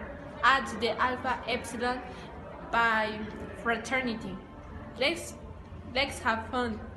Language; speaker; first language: English; non-native, learner; Spanish